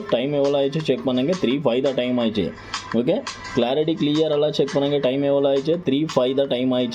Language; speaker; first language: Tamil; non-native, learner; Kannada